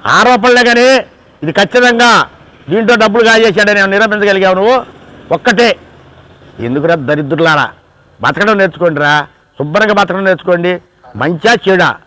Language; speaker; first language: Telugu; native; Telugu